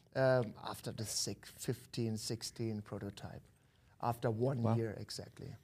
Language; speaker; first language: English; non-native, learner; German